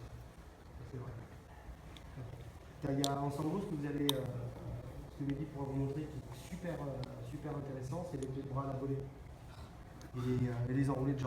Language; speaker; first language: French; native; French